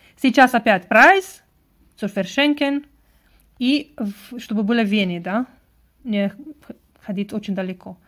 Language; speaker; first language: Russian; non-native, learner; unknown